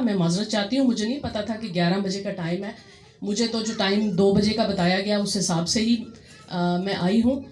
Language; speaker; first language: Urdu; non-native, local second language; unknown